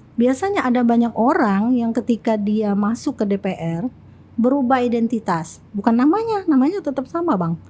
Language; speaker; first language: Indonesian; native; Indonesian